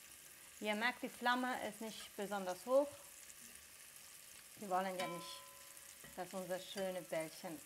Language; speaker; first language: German; non-native, fluent; Italian